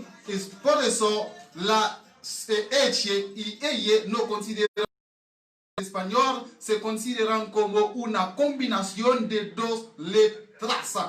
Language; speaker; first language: Spanish; non-native, learner; Haitian Creole